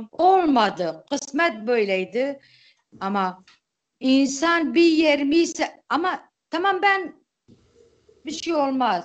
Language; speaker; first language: Turkish; non-native, local second language; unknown